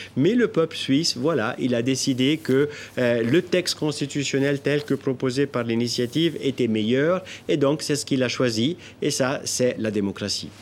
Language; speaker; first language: French; non-native, local second language; Italian